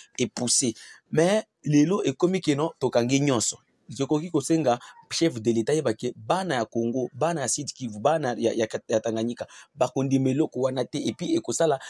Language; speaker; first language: Lingala; non-native, local second language; Swahili